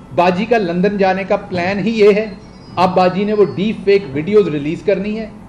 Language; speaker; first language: Urdu; non-native, local second language; Punjabi